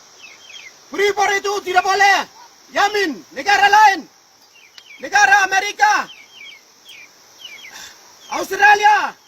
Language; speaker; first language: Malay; non-native, local second language; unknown